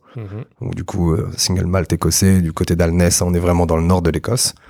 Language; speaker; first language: French; native; French